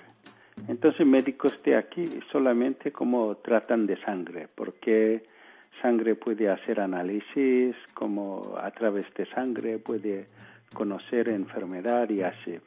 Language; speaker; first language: Spanish; non-native, learner; Korean